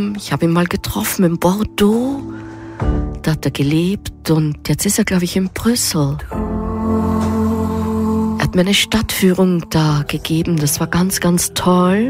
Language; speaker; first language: German; native; German